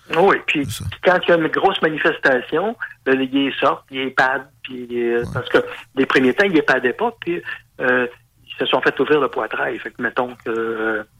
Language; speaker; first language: French; native; French